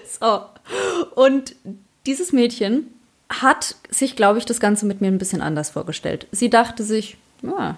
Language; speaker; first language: German; early bilingual, other home language; Polish